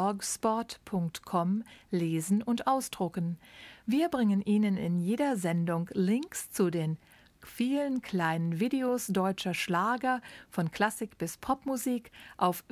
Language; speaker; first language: German; native; German